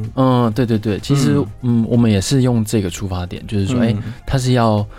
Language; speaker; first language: Chinese; native; Chinese